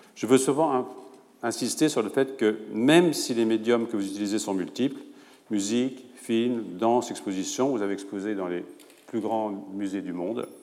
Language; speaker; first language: French; native; French